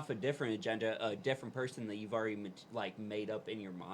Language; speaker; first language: English; native; English